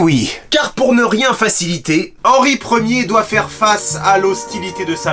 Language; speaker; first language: French; native; French